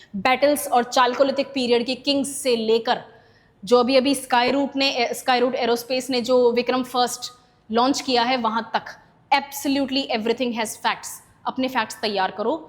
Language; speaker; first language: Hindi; native; Hindi